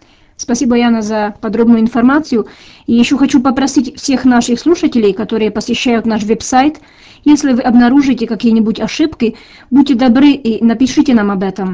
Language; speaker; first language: Russian; native; Russian